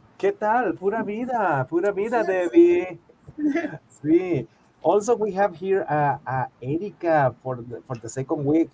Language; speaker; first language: English; non-native, fluent; Spanish